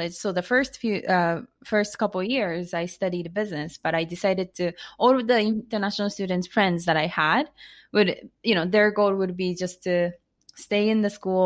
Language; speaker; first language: English; non-native, fluent; Japanese